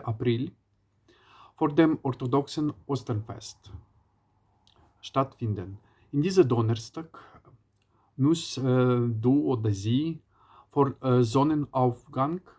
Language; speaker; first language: German; non-native, learner; Ukrainian